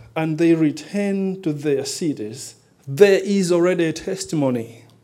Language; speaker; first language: English; non-native, local second language; Nyanja